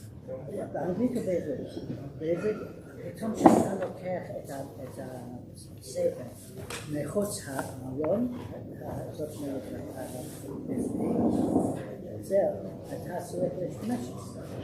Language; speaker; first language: Hebrew; non-native, fluent; English